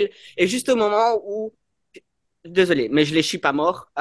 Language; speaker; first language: French; native; French